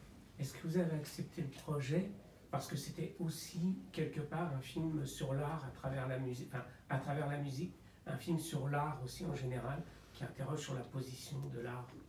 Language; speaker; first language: French; native; French